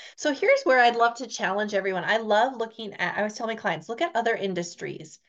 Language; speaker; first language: English; native; English